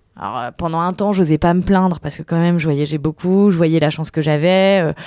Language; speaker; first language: French; native; French